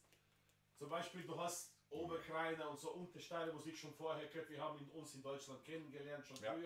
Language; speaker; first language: German; non-native, fluent; Slovenian